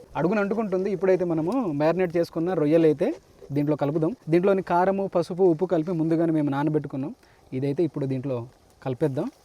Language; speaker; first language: Telugu; native; Telugu